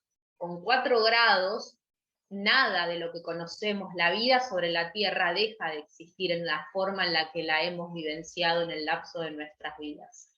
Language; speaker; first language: Spanish; native; Spanish